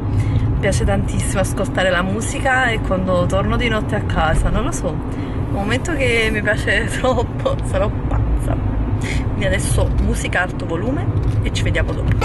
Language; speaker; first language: Italian; native; Italian